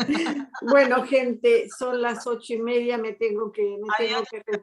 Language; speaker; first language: Spanish; native; Spanish